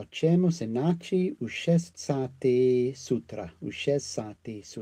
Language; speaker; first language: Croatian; non-native, learner; English